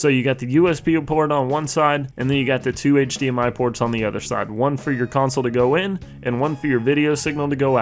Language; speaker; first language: English; native; English